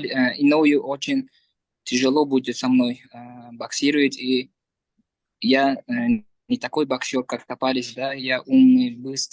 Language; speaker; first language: Russian; non-native, learner; Uzbek